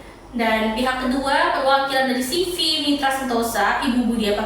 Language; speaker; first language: Indonesian; native; Indonesian